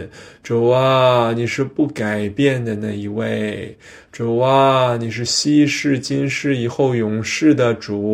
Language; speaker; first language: Chinese; native; Chinese